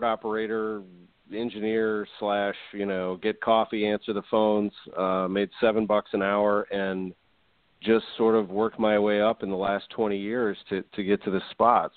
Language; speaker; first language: English; native; English